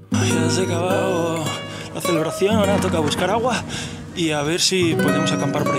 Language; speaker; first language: Spanish; native; Spanish